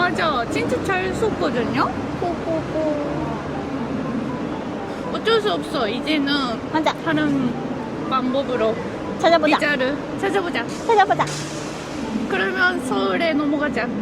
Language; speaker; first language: Korean; non-native, fluent; Japanese